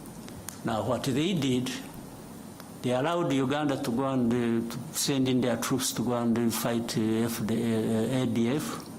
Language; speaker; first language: English; non-native, local second language; Kinyarwanda